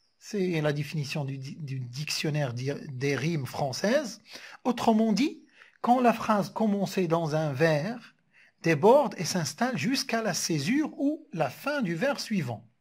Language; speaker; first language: French; non-native, local second language; Arabic